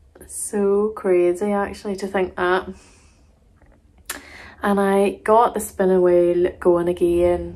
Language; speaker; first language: English; native; English